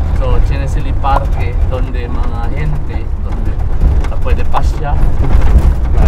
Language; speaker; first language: Spanish; non-native, learner; Chavacano